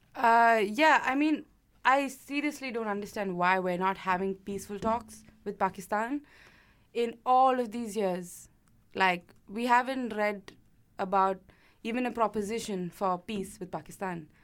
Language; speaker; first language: English; non-native, local second language; Malayalam